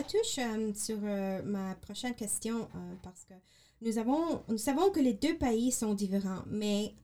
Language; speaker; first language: French; non-native, learner; English